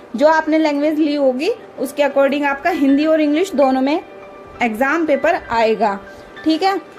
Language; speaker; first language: Hindi; native; Hindi